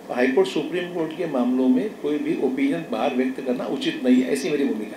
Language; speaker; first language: Hindi; non-native, local second language; Marathi